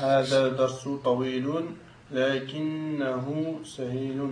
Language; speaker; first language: Arabic; non-native, learner; French